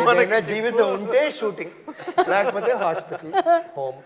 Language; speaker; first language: Telugu; non-native, local second language; Tamil